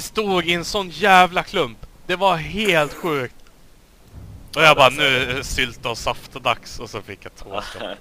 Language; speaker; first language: Swedish; native; Swedish